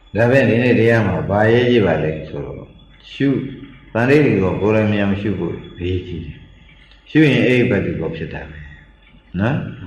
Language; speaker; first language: Burmese; native; Burmese